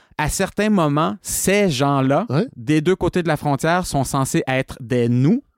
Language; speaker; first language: French; native; French